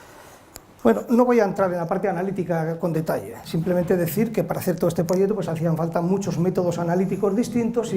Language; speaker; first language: Spanish; native; Spanish